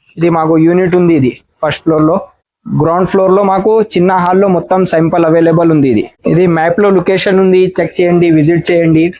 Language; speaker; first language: Telugu; non-native, learner; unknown